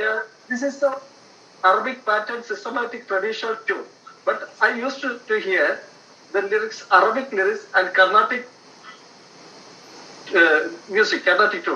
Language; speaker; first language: English; non-native, local second language; Malayalam